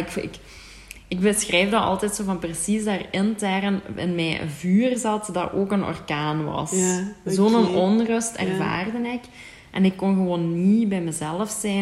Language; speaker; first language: Dutch; native; Dutch